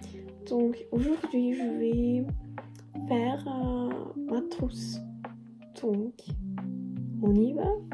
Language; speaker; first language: French; non-native, learner; Russian